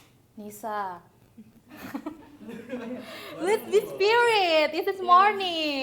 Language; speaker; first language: English; non-native, learner; Indonesian